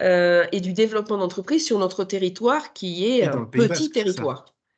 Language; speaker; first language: French; native; French